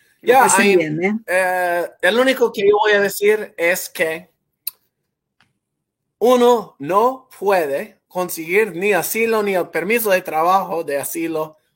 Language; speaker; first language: Spanish; non-native, fluent; English